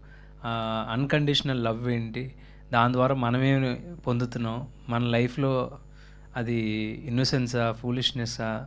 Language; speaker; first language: Telugu; native; Telugu